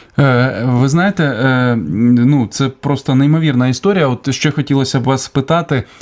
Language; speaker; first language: Ukrainian; native; Ukrainian